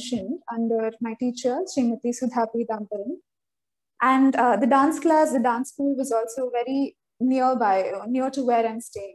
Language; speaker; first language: English; non-native, local second language; Malayalam